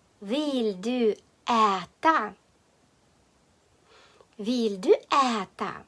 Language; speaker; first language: Swedish; non-native, learner; Ukrainian